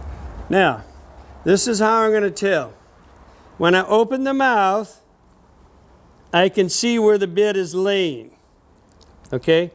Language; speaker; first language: English; native; English